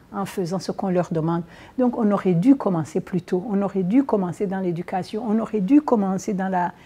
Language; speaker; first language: French; non-native, local second language; Kinyarwanda